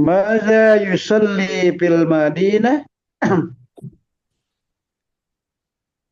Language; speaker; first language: Arabic; non-native, learner; Indonesian